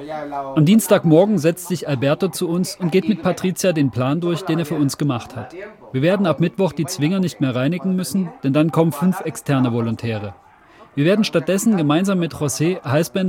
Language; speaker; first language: German; native; German